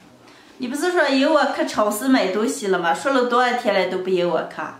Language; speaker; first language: Chinese; native; Chinese